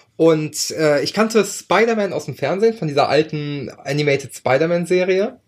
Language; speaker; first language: German; early bilingual, other home language; Ukrainian